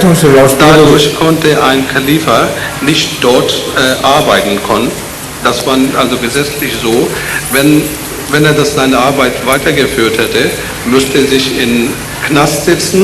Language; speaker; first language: German; non-native, learner; Urdu